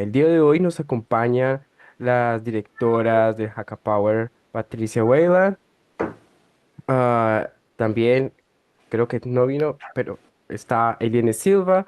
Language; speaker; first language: Spanish; native; Spanish